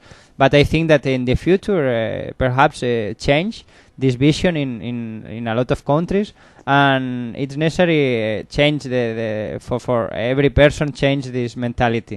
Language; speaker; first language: English; non-native, learner; Spanish